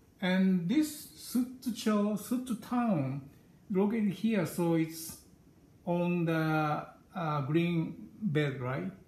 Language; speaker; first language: English; non-native, learner; Japanese